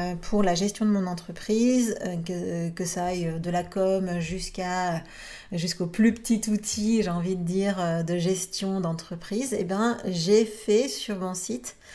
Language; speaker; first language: French; native; French